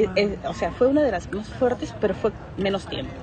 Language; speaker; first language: Spanish; native; Spanish